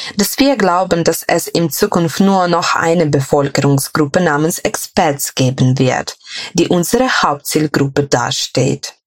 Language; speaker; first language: German; non-native, fluent; Ukrainian